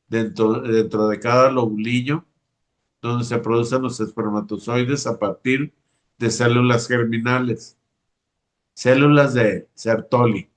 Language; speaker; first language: Spanish; native; Spanish